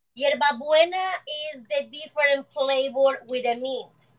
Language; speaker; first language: English; non-native, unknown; Spanish